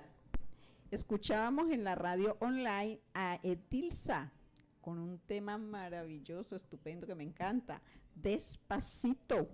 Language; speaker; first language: Spanish; native; Spanish